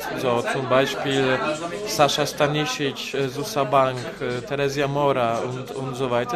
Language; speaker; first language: German; non-native, learner; Polish